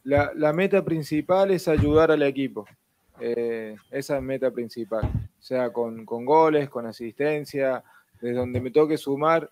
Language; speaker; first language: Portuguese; non-native, learner; Spanish